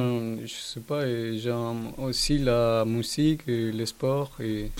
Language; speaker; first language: French; non-native, learner; Spanish